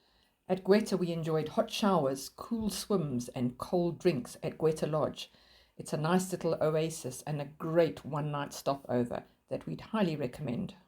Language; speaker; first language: English; native; English